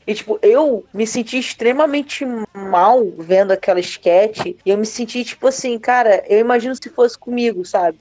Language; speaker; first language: Portuguese; native; Portuguese